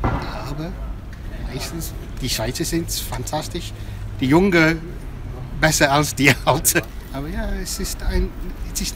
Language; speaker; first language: German; non-native, learner; English